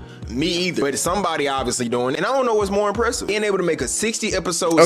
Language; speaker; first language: English; native; English